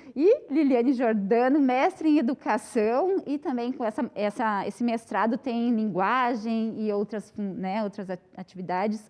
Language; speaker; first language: Portuguese; native; Portuguese